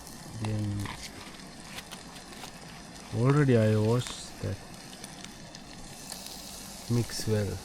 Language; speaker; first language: English; non-native, learner; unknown